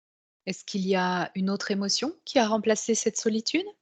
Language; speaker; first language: French; native; French